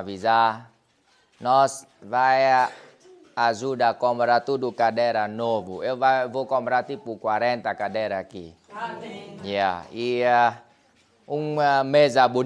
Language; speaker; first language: Portuguese; non-native, learner; Vietnamese